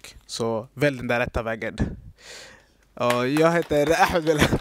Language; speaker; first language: Swedish; early bilingual, other home language; Somali